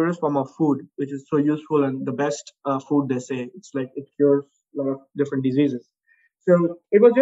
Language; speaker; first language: English; non-native, local second language; Urdu